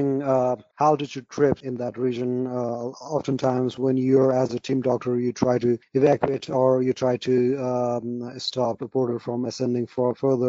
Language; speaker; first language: English; non-native, local second language; Nepali